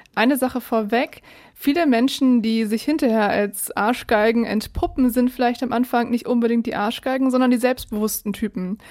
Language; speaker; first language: German; native; German